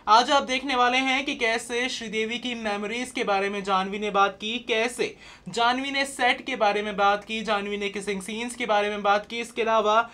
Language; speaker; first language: Hindi; native; Hindi